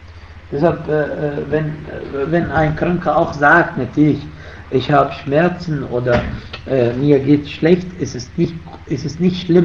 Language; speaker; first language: German; non-native, fluent; Arabic